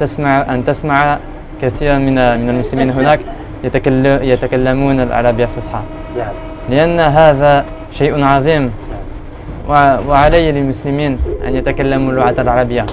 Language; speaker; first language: Arabic; non-native, learner; French